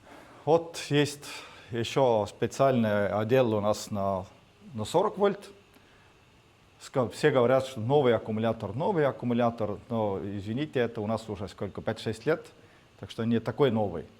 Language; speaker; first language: Russian; non-native, fluent; Estonian